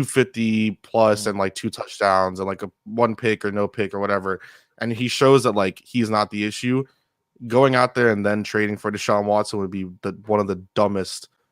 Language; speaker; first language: English; native; English